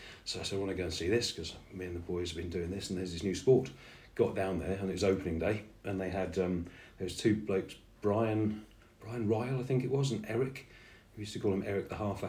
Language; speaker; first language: English; native; English